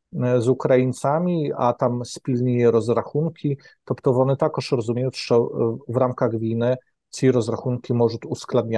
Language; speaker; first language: Ukrainian; non-native, fluent; Polish